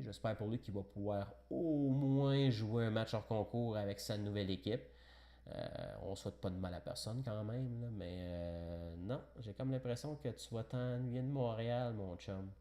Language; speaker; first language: French; native; French